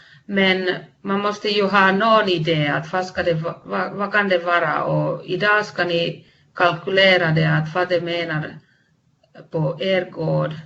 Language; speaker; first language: Swedish; non-native, fluent; Finnish